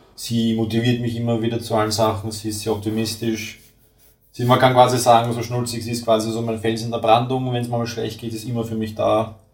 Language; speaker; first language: German; native; German